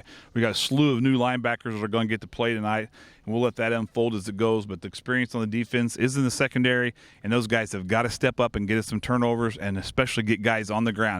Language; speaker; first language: English; native; English